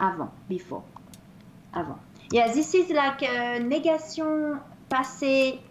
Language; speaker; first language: English; non-native, fluent; French